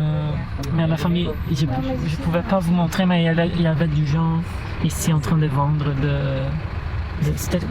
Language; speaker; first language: French; non-native, fluent; Portuguese